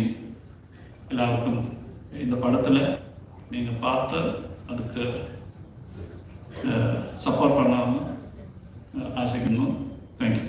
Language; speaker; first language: Tamil; non-native, learner; Malayalam